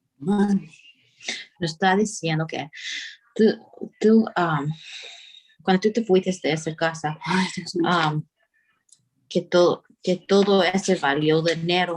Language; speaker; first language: Spanish; early bilingual, heritage; Spanish